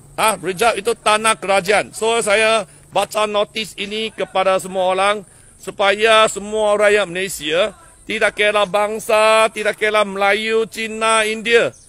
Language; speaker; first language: Malay; non-native, local second language; Chinese